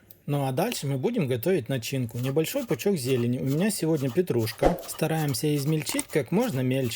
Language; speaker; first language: Russian; native; Russian